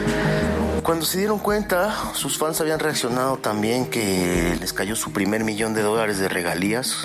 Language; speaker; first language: Spanish; native; Spanish